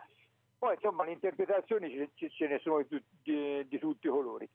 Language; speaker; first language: Italian; native; Italian